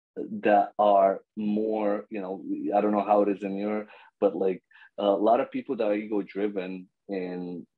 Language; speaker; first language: English; non-native, fluent; Bosnian